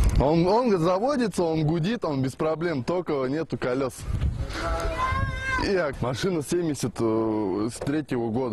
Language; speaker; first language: Russian; native; Russian